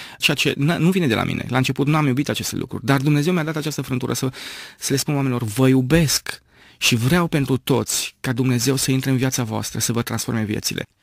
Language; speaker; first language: Romanian; native; Romanian